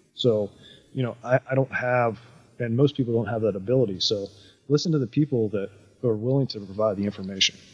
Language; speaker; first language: English; native; English